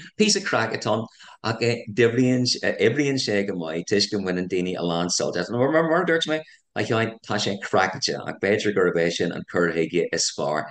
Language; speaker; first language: Irish; non-native, local second language; English